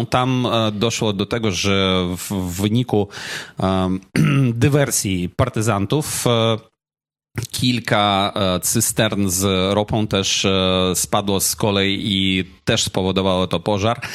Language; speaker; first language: Polish; non-native, fluent; Ukrainian